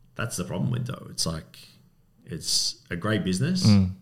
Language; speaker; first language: English; native; English